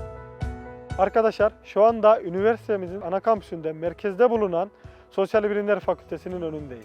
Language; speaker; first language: Turkish; native; Turkish